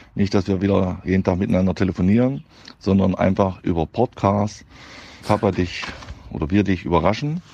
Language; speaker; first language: German; native; German